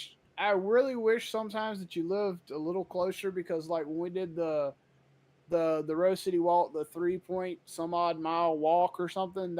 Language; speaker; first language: English; native; English